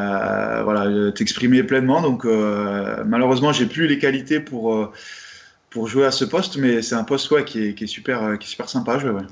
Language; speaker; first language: French; native; French